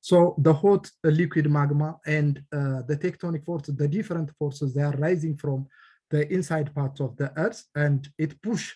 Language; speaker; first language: English; non-native, local second language; Amharic